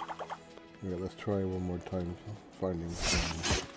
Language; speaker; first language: English; native; English